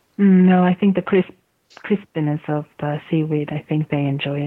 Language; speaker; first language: English; non-native, fluent; Japanese